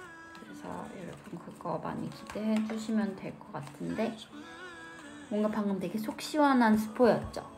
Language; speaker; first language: Korean; early bilingual, heritage; English